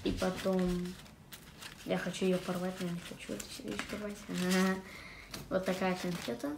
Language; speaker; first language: Russian; early bilingual, heritage; English